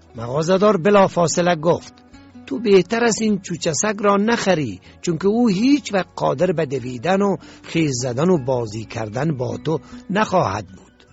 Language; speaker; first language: Persian; native; Persian